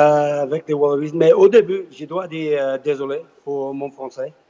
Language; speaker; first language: French; non-native, learner; English